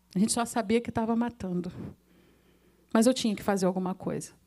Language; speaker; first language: Portuguese; native; Portuguese